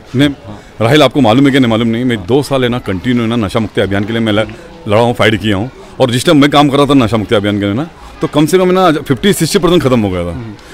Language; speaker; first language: Hindi; non-native, local second language; Urdu